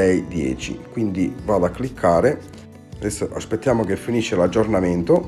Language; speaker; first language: Italian; native; Italian